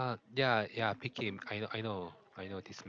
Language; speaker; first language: English; non-native, learner; Korean